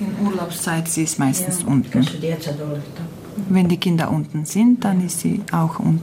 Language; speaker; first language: German; non-native, fluent; Croatian